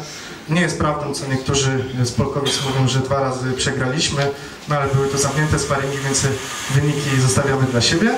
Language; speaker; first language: Polish; native; Polish